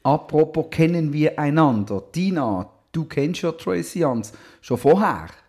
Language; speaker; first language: German; native; German